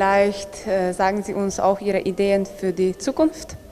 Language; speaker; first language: German; non-native, learner; Slovenian